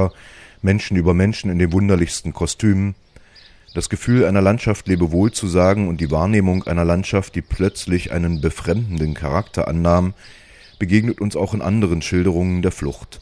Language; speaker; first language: German; native; German